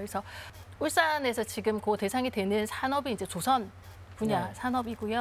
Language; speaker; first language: Korean; native; Korean